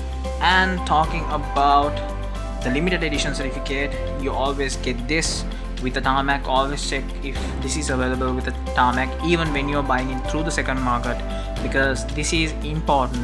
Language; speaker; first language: English; non-native, fluent; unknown